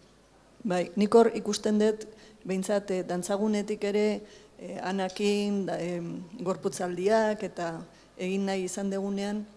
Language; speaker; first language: Basque; native; Basque